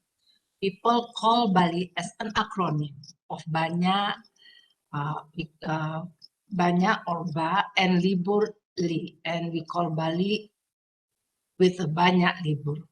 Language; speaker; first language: English; non-native, fluent; Indonesian